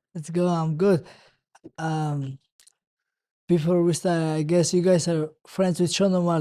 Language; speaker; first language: English; non-native, learner; Georgian